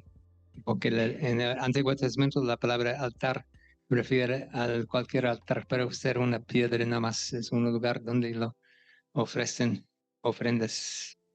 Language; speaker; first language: Spanish; non-native, fluent; English